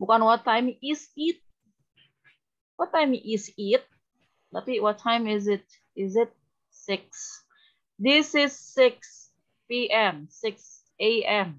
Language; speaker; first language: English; non-native, fluent; Indonesian